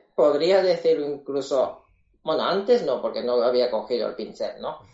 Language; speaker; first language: Spanish; non-native, fluent; Japanese